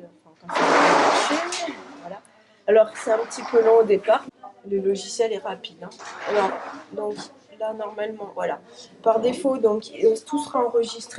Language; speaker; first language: French; native; French